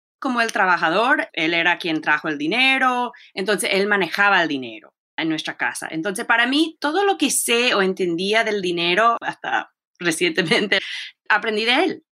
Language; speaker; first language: Spanish; early bilingual, heritage; Spanish